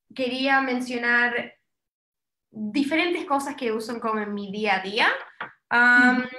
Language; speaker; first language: Spanish; early bilingual, heritage; Spanish